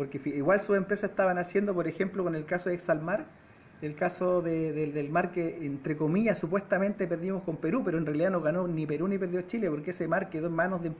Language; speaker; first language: Spanish; native; Spanish